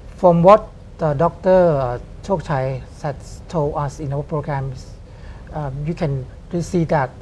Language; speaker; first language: English; non-native, fluent; Thai